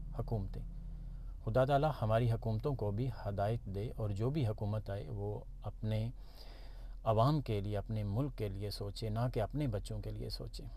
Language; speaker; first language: Urdu; native; Urdu